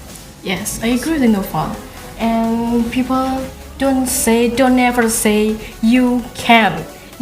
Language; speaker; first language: English; non-native, learner; Indonesian